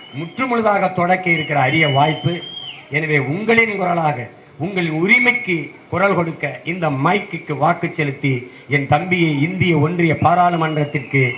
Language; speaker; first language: Tamil; native; Tamil